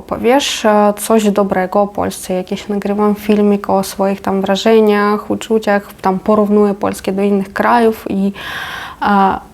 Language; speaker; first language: Polish; non-native, fluent; Ukrainian